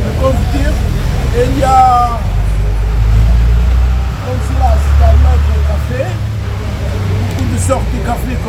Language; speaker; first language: French; non-native, learner; Arabic